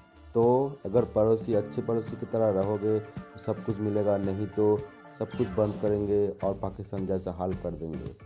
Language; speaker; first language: Hindi; non-native, local second language; Bangla